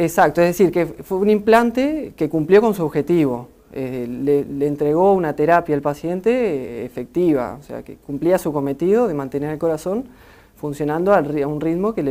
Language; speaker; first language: Spanish; native; Spanish